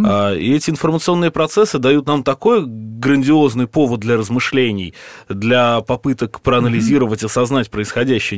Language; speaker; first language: Russian; native; Russian